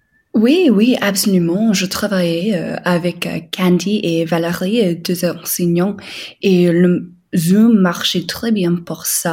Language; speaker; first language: French; non-native, fluent; English